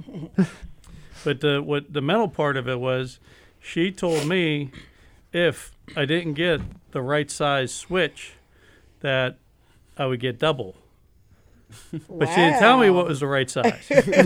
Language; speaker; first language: English; native; English